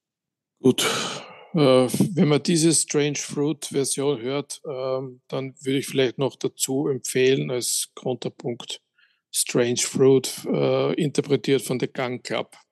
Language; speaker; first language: German; native; German